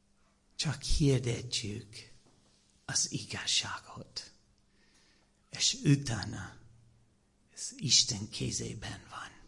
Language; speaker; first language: Hungarian; non-native, learner; English